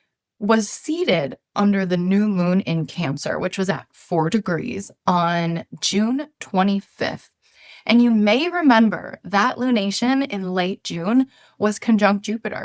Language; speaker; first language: English; native; English